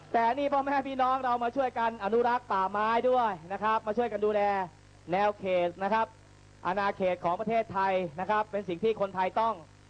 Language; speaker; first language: Thai; native; Thai